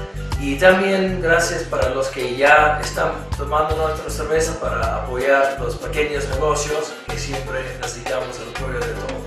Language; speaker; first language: Spanish; non-native, fluent; English